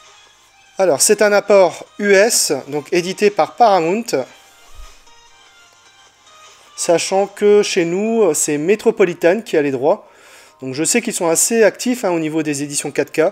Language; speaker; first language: French; native; French